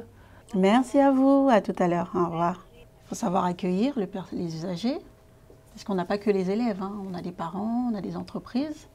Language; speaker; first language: French; native; French